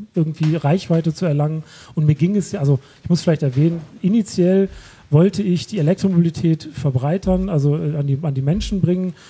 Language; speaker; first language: German; native; German